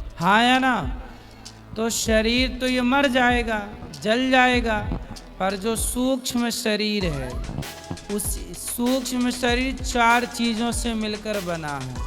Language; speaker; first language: Hindi; native; Hindi